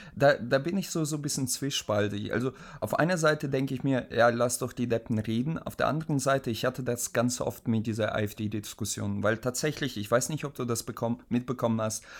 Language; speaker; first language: German; native; German